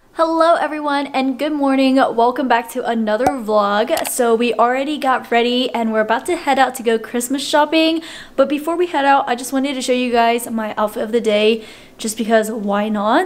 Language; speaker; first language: English; native; English